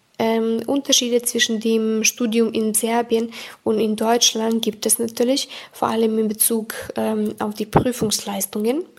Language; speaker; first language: German; non-native, fluent; Serbian